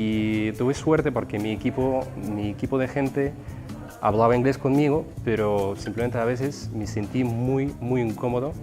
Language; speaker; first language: Spanish; non-native, fluent; Russian